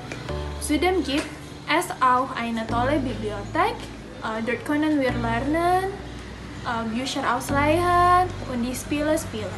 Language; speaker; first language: German; non-native, learner; Indonesian